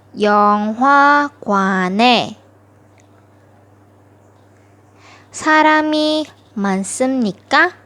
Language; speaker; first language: Korean; non-native, fluent; Thai